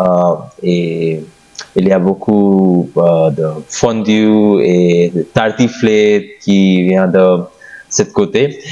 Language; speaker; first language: French; non-native, learner; Hindi